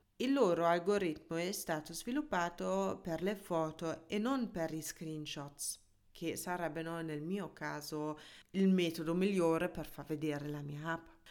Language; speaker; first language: Italian; non-native, fluent; German